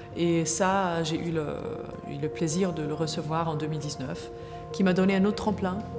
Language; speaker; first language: French; non-native, fluent; Arabic